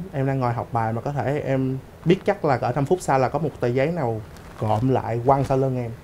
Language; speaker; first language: Vietnamese; early bilingual, other home language; English